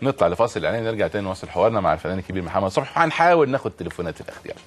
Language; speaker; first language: Arabic; native; Arabic